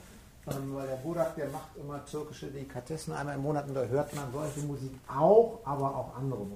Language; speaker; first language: German; native; German